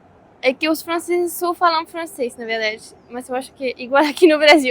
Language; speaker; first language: Portuguese; non-native, fluent; French